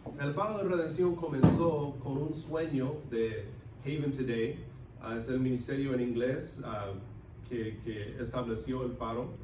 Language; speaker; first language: Spanish; non-native, local second language; English